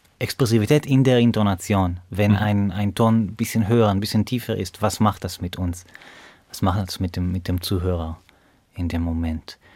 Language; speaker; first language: German; non-native, fluent; Hebrew